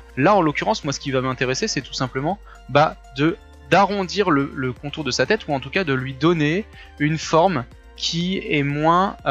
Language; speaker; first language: French; native; French